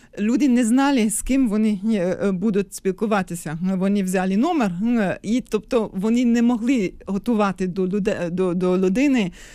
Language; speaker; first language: Ukrainian; non-native, fluent; German